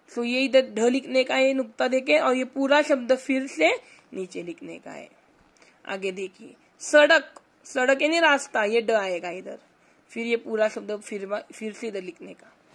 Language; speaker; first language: Hindi; non-native, local second language; Marathi